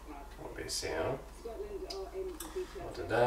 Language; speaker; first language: Swedish; native; Swedish